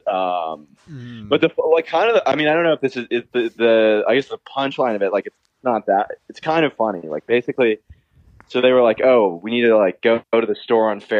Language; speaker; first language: English; native; English